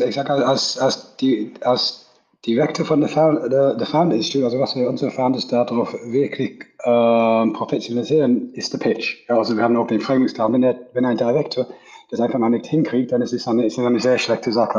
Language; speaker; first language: German; non-native, fluent; English